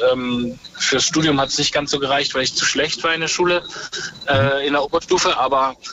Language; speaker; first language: German; native; German